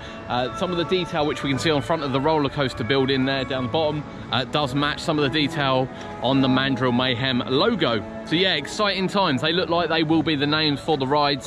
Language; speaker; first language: English; native; English